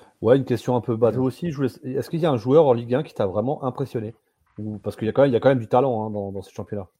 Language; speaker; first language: French; native; French